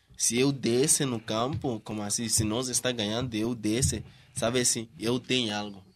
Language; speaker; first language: Portuguese; non-native, learner; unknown